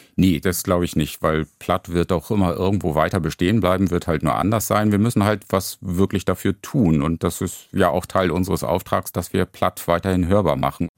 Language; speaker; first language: German; native; German